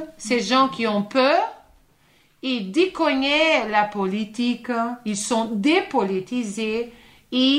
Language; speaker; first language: French; non-native, fluent; Portuguese